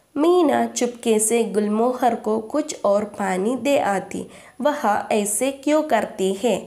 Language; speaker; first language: Hindi; non-native, local second language; Malayalam